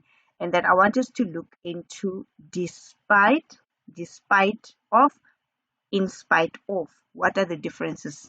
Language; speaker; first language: English; non-native, local second language; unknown